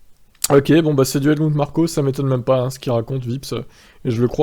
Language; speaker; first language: French; native; French